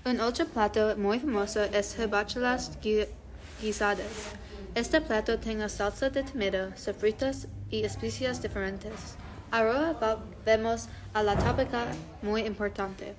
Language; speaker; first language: Spanish; non-native, learner; English